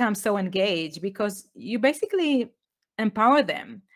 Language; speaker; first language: English; non-native, fluent; Hebrew